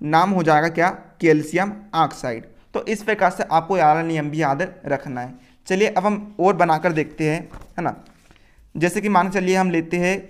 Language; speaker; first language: Hindi; native; Hindi